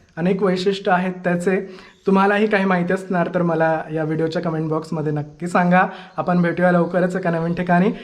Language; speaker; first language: Marathi; native; Marathi